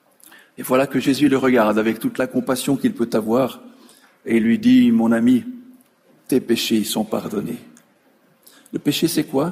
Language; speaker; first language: French; native; French